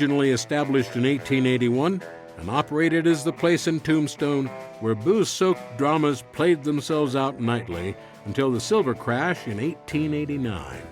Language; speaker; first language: English; native; English